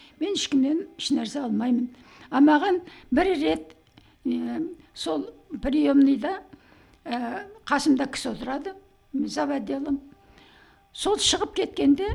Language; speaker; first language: Kazakh; native; Kazakh